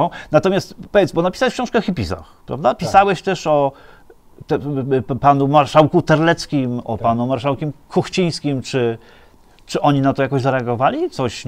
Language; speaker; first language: Polish; native; Polish